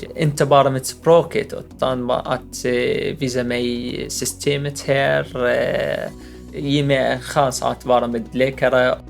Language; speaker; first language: Swedish; non-native, learner; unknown